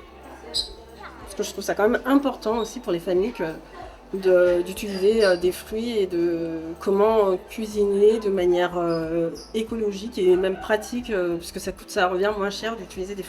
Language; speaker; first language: French; native; French